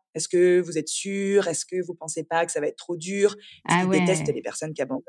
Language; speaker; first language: French; native; French